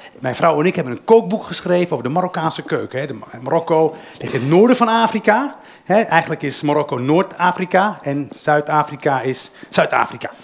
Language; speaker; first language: Dutch; early bilingual, other home language; Berber languages